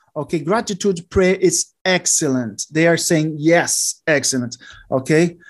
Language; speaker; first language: English; non-native, learner; Portuguese